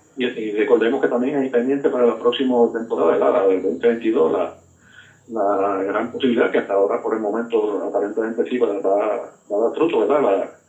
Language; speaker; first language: Spanish; native; Spanish